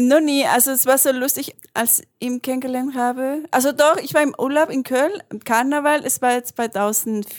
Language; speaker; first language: German; non-native, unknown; Spanish